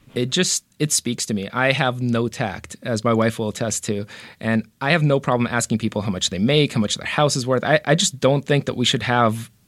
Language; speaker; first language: English; early bilingual, other home language; Russian